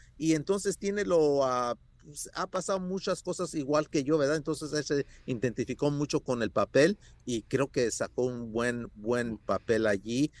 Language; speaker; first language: Spanish; early bilingual, heritage; Spanish